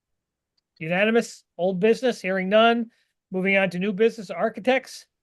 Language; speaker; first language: English; native; English